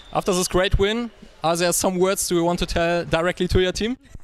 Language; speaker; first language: English; non-native, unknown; German